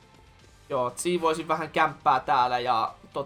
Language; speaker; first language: Finnish; native; Finnish